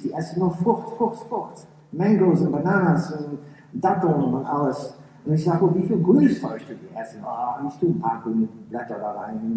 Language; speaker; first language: German; early bilingual, heritage; English